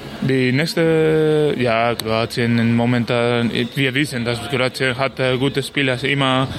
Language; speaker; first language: German; non-native, learner; Spanish